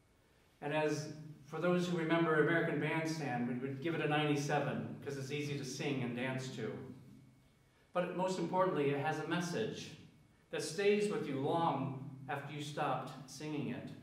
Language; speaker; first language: English; native; English